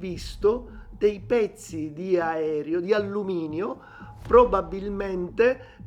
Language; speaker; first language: Italian; native; Italian